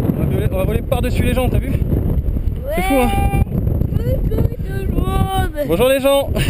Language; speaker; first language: French; native; French